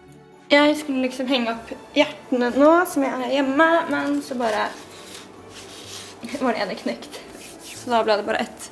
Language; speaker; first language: Norwegian; native; Norwegian